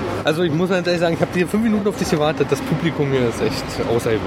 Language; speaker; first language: German; native; German